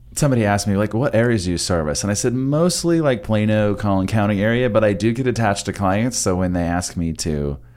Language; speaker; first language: English; native; English